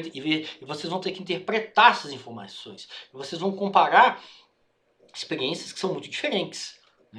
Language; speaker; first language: Portuguese; native; Portuguese